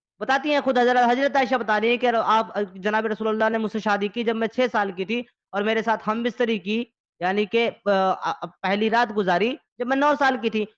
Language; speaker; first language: Urdu; native; Urdu